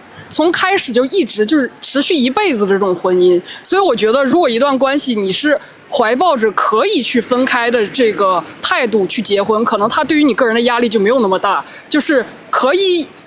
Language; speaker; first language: Chinese; native; Chinese